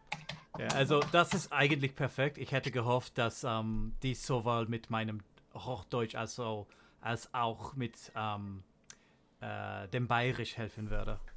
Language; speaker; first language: German; non-native, learner; English